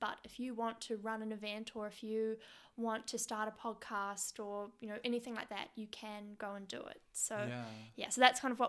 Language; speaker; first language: English; native; English